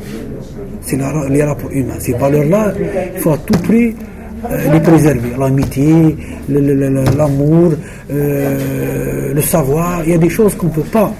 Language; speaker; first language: French; non-native, local second language; Arabic